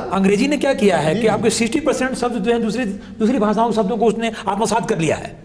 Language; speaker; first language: Hindi; native; Hindi